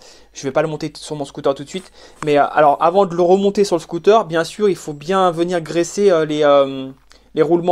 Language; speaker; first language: French; native; French